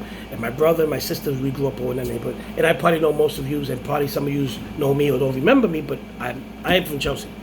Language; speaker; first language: English; native; English